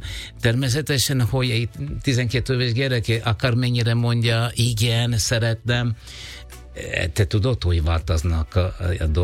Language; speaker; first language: Hungarian; non-native, learner; Italian